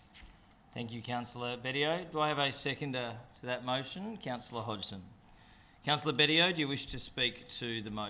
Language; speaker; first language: English; native; English